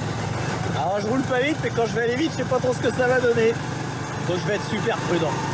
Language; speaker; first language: French; native; French